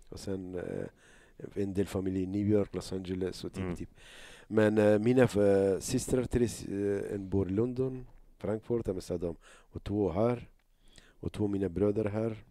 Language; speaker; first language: Swedish; non-native, learner; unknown